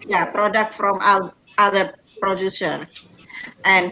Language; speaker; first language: English; non-native, learner; Indonesian